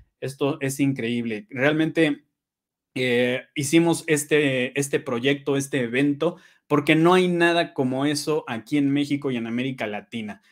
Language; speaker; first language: Spanish; native; Spanish